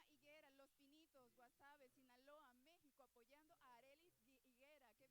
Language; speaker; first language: Spanish; native; Spanish